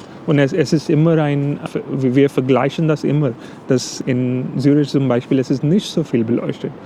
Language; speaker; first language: German; non-native, fluent; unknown